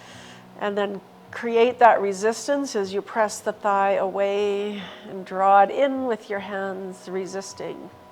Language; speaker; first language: English; native; English